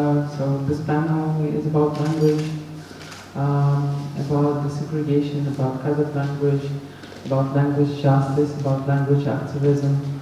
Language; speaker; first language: English; non-native, fluent; Russian